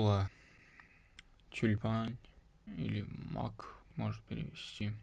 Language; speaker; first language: Russian; non-native, local second language; Tajik